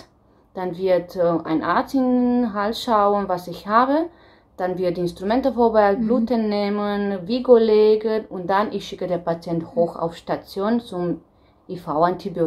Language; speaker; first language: German; non-native, fluent; Romanian